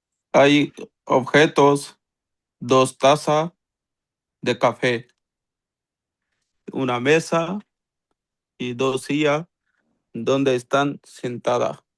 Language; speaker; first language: Spanish; non-native, learner; Urdu